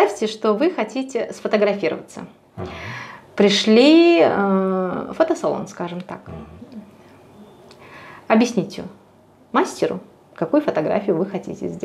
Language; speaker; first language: Russian; non-native, fluent; Uzbek